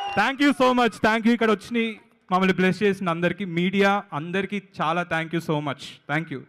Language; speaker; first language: Telugu; native; Telugu